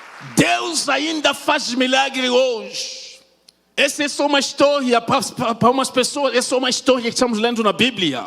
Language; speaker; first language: Portuguese; non-native, fluent; French